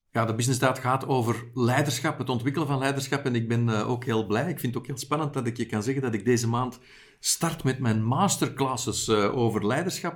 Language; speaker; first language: Dutch; native; Dutch